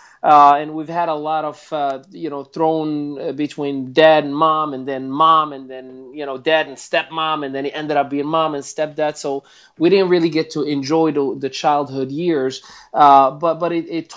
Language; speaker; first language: English; non-native, fluent; Arabic